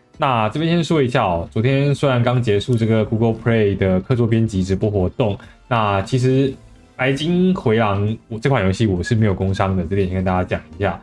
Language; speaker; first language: Chinese; native; Chinese